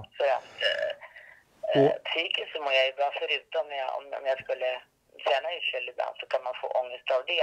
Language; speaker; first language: Swedish; native; Swedish